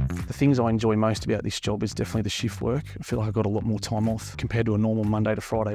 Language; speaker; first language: English; native; English